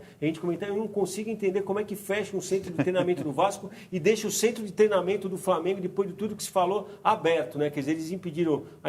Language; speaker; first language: Portuguese; native; Portuguese